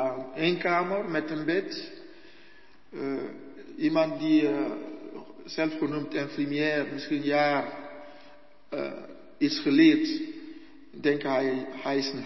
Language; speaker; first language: Dutch; non-native, learner; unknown